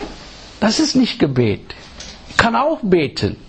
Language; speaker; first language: German; non-native, fluent; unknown